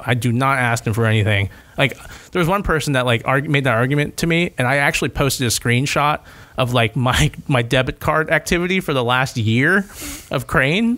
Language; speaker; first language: English; native; English